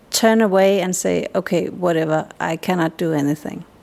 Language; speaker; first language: English; non-native, fluent; Danish